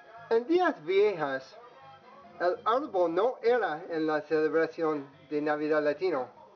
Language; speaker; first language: Spanish; non-native, learner; English